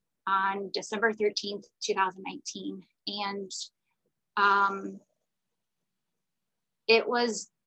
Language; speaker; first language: English; native; English